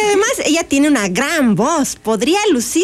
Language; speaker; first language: Spanish; native; Spanish